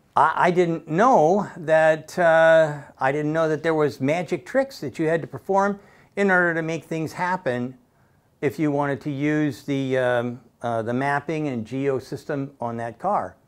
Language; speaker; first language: English; native; English